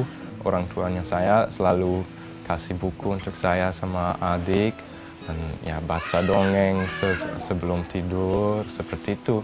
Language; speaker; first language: Indonesian; non-native, fluent; German